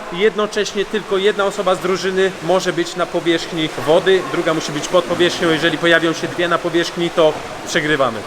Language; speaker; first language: Polish; early bilingual, heritage; Polish